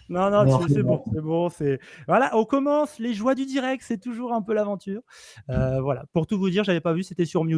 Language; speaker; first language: French; native; French